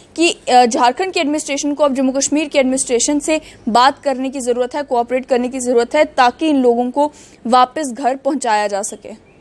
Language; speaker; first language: Hindi; native; Hindi